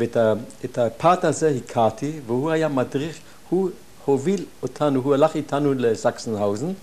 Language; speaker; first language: Hebrew; non-native, fluent; German